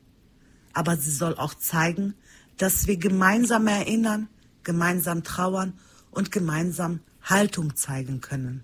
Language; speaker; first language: German; early bilingual, other home language; Turkish